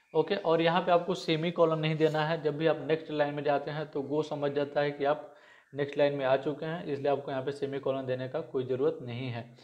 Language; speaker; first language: Hindi; native; Hindi